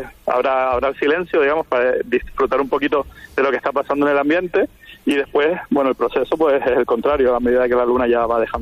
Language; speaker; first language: Spanish; non-native, local second language; Catalan